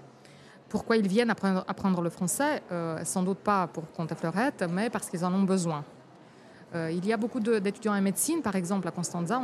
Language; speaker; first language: French; non-native, fluent; Romanian